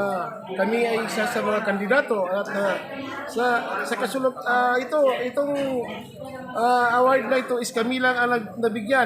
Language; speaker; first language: Filipino; non-native, local second language; Maguindanaon